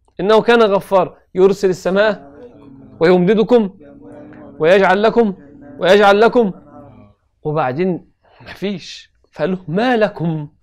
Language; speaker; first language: Arabic; native; Arabic